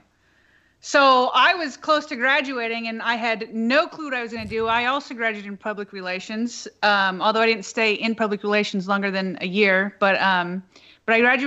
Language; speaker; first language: English; native; English